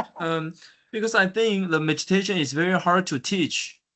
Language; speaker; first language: English; non-native, learner; Chinese